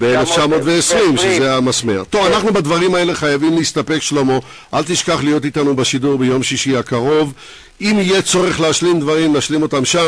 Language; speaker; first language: Hebrew; native; Hebrew